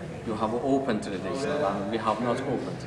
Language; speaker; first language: English; non-native, learner; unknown